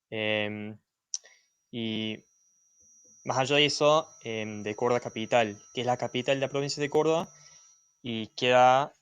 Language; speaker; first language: Spanish; non-native, fluent; English